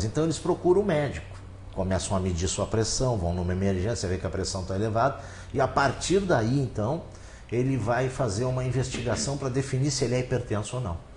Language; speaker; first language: Portuguese; native; Portuguese